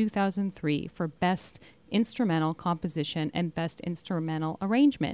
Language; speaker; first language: English; native; English